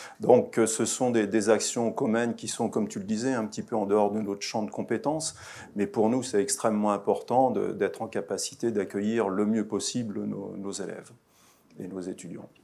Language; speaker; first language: French; native; French